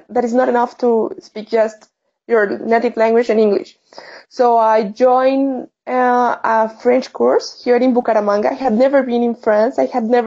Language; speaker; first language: English; non-native, learner; Spanish